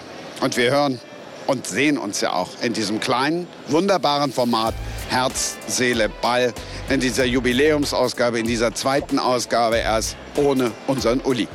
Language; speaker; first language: German; native; German